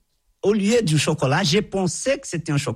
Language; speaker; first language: French; non-native, fluent; Portuguese